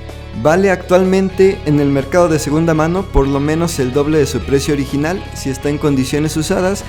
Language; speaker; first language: Spanish; native; Spanish